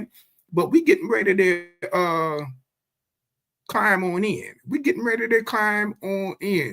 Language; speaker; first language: English; native; English